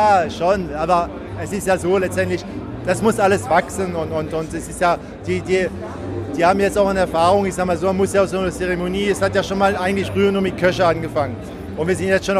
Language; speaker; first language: German; native; German